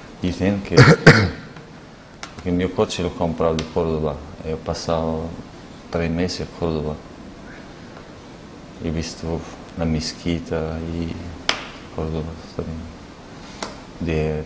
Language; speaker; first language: Spanish; non-native, learner; Arabic